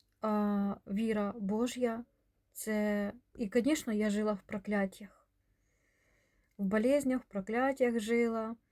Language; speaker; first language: Ukrainian; non-native, local second language; Russian